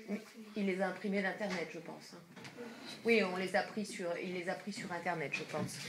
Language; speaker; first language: French; native; French